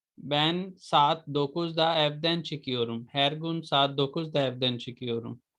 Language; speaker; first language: Turkish; non-native, learner; Urdu